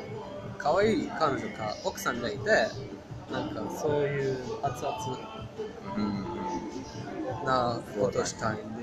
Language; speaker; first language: Japanese; non-native, fluent; Persian